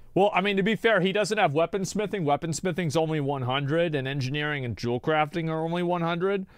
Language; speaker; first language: English; native; English